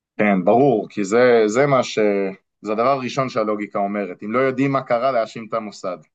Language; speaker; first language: Hebrew; non-native, fluent; English